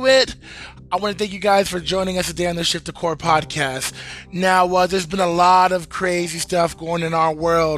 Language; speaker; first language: English; native; English